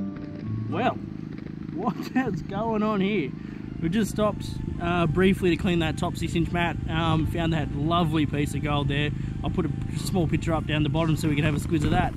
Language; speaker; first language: English; native; English